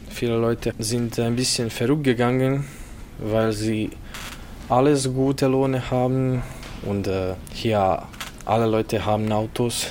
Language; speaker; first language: German; non-native, learner; Bosnian